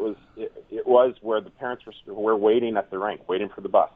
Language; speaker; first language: English; native; English